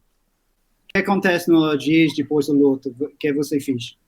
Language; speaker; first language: Portuguese; non-native, learner; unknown